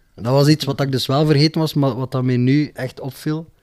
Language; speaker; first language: Dutch; native; Dutch